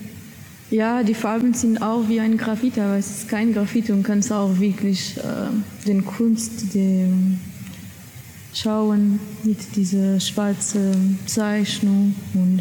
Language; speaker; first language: German; non-native, learner; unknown